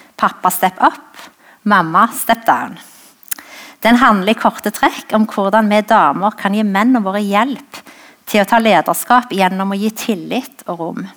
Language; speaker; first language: Norwegian; native; Norwegian